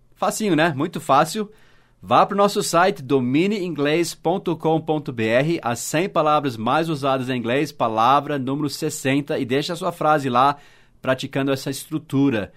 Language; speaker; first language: Portuguese; non-native, fluent; English